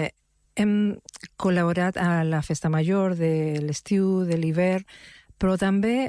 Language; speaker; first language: Catalan; non-native, fluent; Spanish